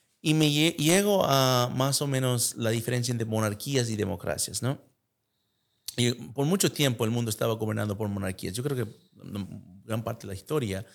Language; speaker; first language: Spanish; early bilingual, heritage; Spanish